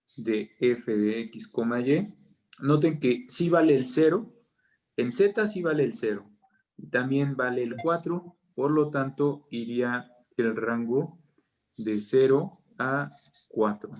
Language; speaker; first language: Spanish; native; Spanish